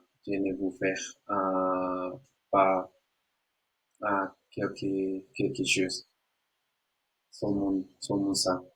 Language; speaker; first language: French; non-native, learner; Spanish